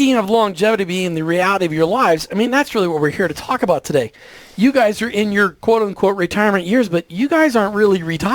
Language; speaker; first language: English; native; English